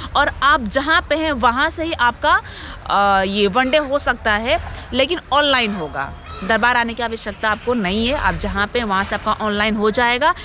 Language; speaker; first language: Hindi; native; Hindi